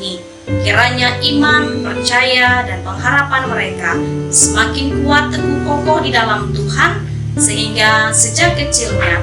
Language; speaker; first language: Indonesian; native; Indonesian